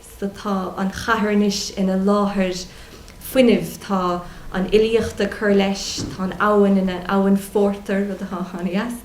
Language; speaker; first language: Irish; non-native, local second language; English